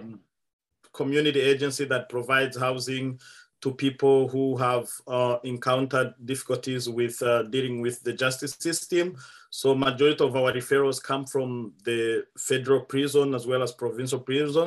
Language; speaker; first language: English; non-native, local second language; Kinyarwanda